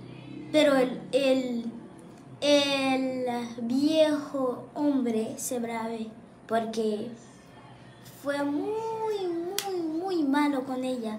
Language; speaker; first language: Spanish; non-native, learner; Haitian Creole